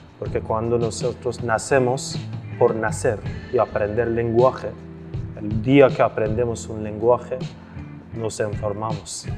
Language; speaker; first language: Spanish; non-native, fluent; Persian